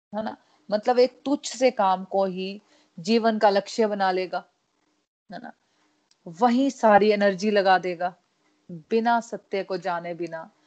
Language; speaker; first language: Hindi; non-native, local second language; Punjabi